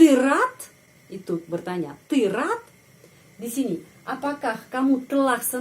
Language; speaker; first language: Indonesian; non-native, fluent; Russian